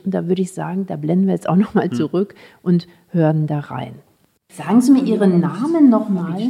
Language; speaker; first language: German; native; German